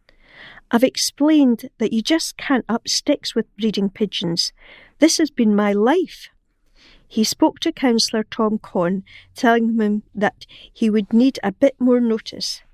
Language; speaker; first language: English; native; English